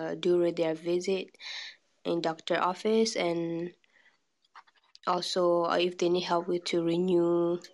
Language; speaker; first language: English; non-native, fluent; Burmese